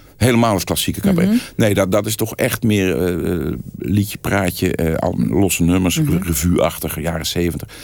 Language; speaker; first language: Dutch; native; Dutch